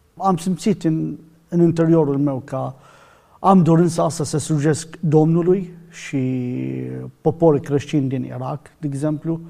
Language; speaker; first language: Romanian; non-native, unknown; Arabic